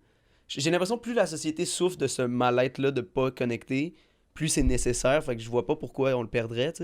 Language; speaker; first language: French; native; French